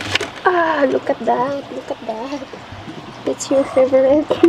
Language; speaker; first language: English; non-native, learner; Cebuano